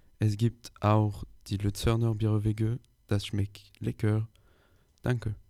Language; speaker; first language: German; non-native, learner; French